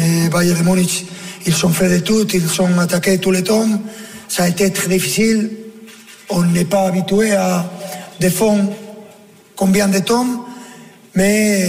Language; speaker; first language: French; non-native, fluent; Spanish